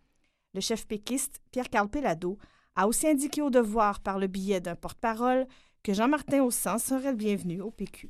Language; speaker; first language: French; native; French